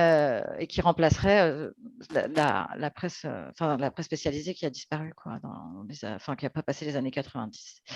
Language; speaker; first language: French; native; French